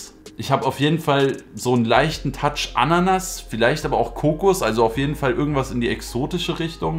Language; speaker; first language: German; native; German